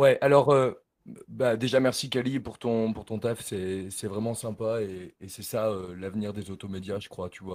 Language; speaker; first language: French; native; French